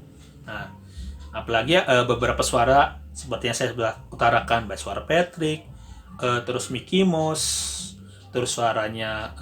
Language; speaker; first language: Indonesian; native; Indonesian